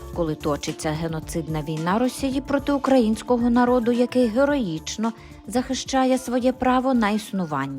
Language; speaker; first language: Ukrainian; native; Ukrainian